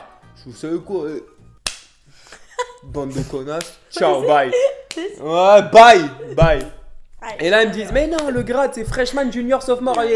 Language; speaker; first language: French; native; French